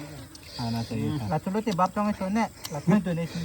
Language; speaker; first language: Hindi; non-native, local second language; Karbi